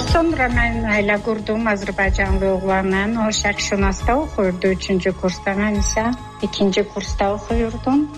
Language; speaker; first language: Azerbaijani; non-native, fluent; Georgian